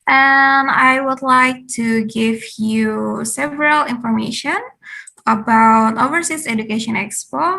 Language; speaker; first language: English; non-native, fluent; Indonesian